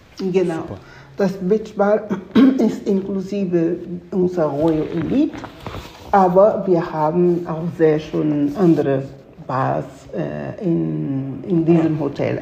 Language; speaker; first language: German; non-native, fluent; Spanish